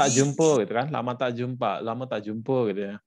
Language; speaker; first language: Indonesian; native; Indonesian